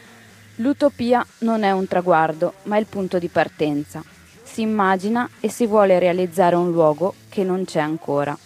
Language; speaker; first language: Italian; native; Italian